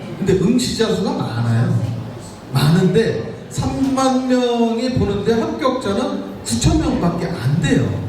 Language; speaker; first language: Korean; native; Korean